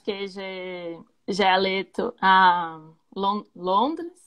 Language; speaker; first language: French; non-native, learner; Portuguese